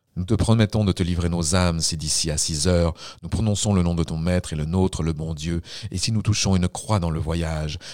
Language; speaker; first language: French; native; French